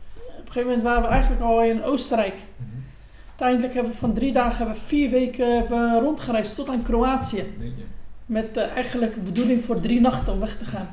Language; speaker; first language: Dutch; native; Dutch